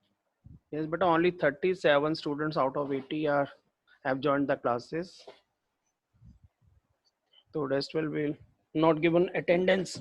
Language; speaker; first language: English; non-native, local second language; Hindi